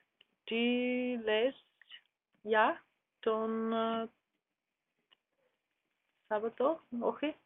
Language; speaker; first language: Greek; non-native, learner; German